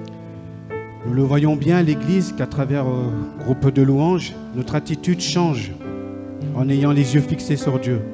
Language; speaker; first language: French; native; French